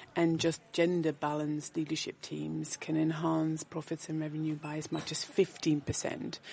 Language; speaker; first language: English; non-native, fluent; Dutch